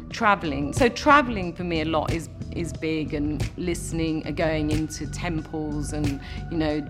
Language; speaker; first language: English; native; English